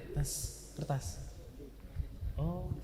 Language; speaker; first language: Indonesian; native; Indonesian